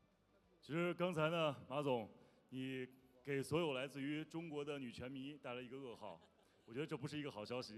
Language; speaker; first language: Chinese; native; Chinese